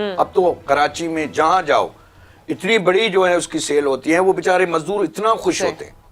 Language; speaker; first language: Urdu; non-native, local second language; Sindhi